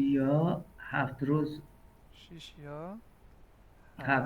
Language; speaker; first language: Persian; non-native, learner; Urdu